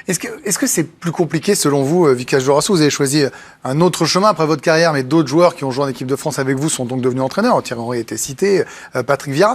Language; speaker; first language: French; native; French